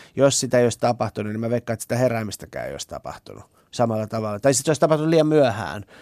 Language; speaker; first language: Finnish; early bilingual, other home language; Persian